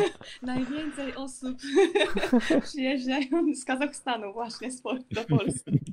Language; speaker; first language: Polish; non-native, fluent; Japanese